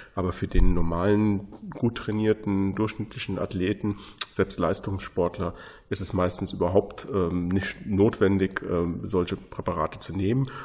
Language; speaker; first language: German; native; German